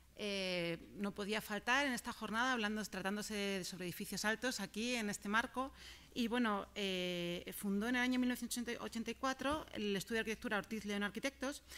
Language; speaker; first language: Spanish; native; Spanish